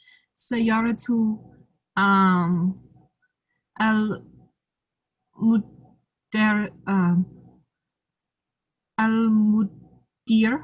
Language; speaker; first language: Arabic; non-native, learner; English